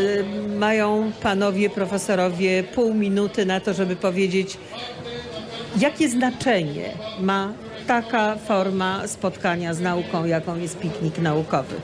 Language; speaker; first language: Polish; native; Polish